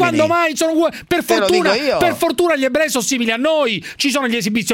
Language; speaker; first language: Italian; native; Italian